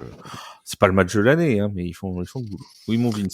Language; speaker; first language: French; native; French